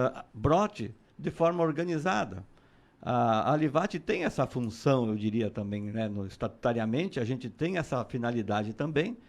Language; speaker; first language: Portuguese; native; Portuguese